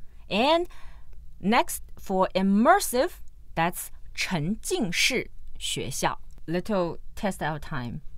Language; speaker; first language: English; non-native, fluent; Chinese